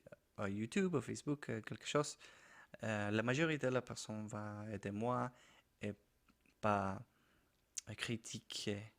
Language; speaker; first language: French; non-native, learner; Spanish